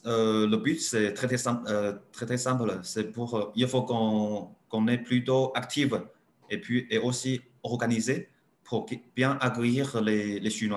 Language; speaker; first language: French; non-native, learner; Chinese